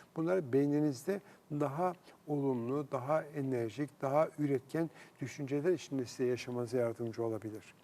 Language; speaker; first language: Turkish; native; Turkish